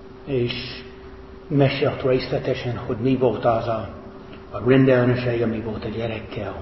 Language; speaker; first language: Hungarian; non-native, fluent; English